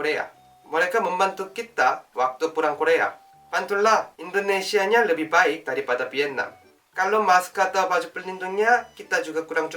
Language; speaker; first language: Indonesian; non-native, learner; Korean